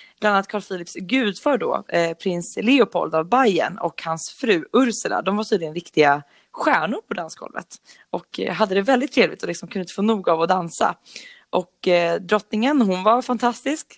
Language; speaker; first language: Swedish; native; Swedish